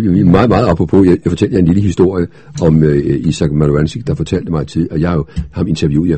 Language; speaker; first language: Danish; native; Danish